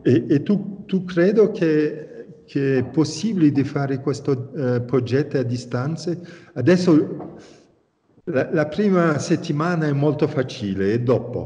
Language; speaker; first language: Italian; non-native, learner; French